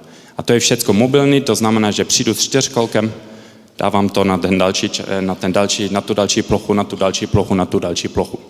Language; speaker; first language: Czech; early bilingual, heritage; Czech